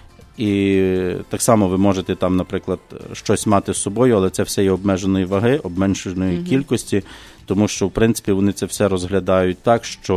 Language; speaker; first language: Ukrainian; native; Ukrainian